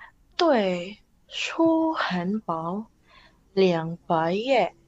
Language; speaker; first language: Chinese; non-native, learner; Indonesian